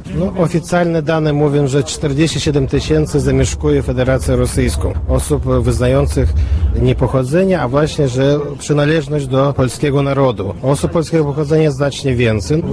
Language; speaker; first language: Polish; early bilingual, heritage; Russian